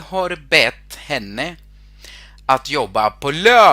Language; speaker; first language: Swedish; non-native, fluent; Spanish